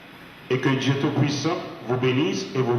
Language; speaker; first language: French; non-native, learner; Haitian Creole